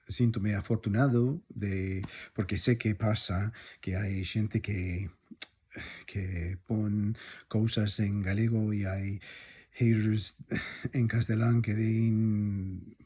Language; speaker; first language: Galician; non-native, fluent; English